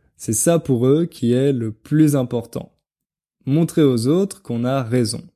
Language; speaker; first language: French; native; French